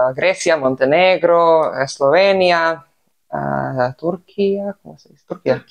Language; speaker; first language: Spanish; non-native, fluent; Serbian